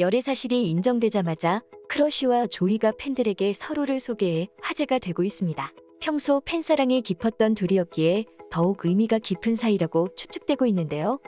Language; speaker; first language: Korean; native; Korean